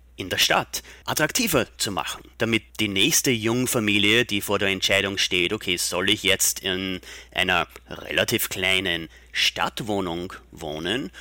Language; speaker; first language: German; native; German